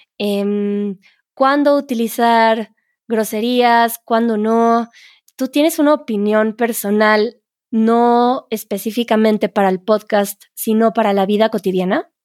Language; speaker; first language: Spanish; native; Spanish